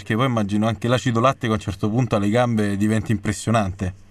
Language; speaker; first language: Italian; native; Italian